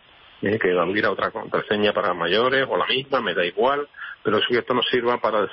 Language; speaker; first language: Spanish; native; Spanish